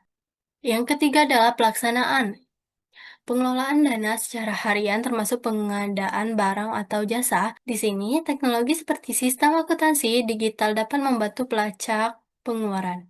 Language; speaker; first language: Indonesian; native; Indonesian